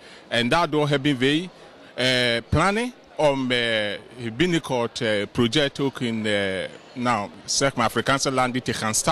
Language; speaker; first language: Dutch; non-native, fluent; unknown